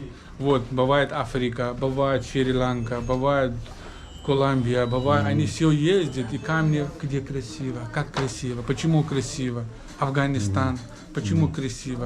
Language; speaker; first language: Russian; non-native, learner; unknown